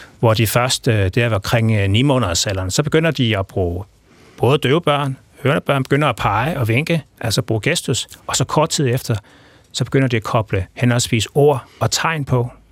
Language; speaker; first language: Danish; native; Danish